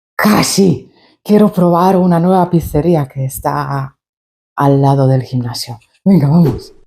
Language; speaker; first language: Spanish; non-native, fluent; Polish